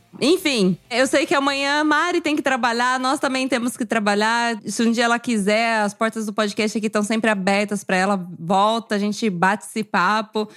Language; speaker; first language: Portuguese; native; Portuguese